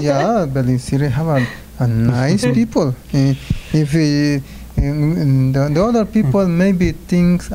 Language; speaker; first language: English; non-native, learner; Spanish